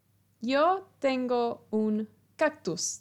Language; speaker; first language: Spanish; non-native, fluent; English